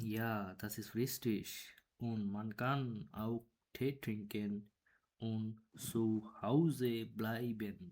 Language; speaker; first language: German; non-native, learner; Bangla